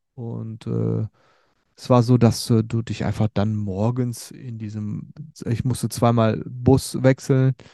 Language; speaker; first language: German; early bilingual, other home language; Turkish